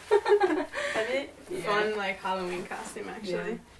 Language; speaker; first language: English; native; English